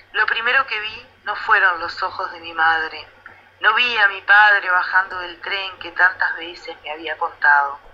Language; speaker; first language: Spanish; native; Spanish